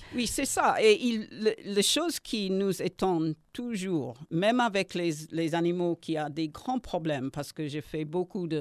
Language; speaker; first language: French; non-native, learner; English